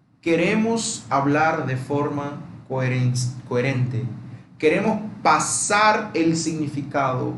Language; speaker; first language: Spanish; non-native, fluent; Portuguese